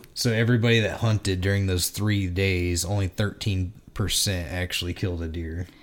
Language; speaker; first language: English; native; English